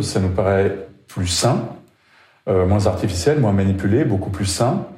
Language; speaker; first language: French; native; French